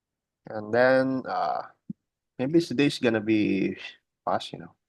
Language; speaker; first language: English; non-native, learner; Indonesian